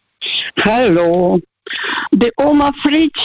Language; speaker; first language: German; non-native, local second language; Russian